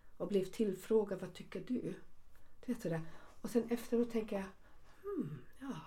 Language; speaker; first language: Swedish; early bilingual, other home language; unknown